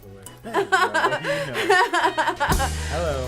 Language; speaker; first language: English; native; English